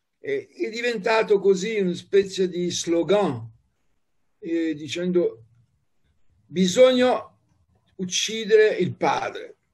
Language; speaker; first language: Italian; non-native, fluent; French